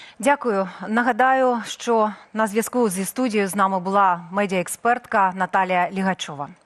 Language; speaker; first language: Ukrainian; native; Ukrainian